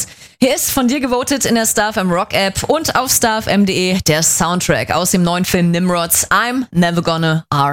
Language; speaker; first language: German; native; German